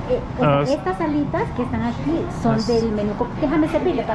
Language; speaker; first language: Spanish; native; Spanish